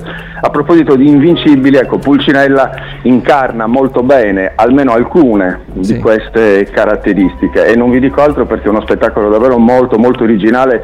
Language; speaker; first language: Italian; native; Italian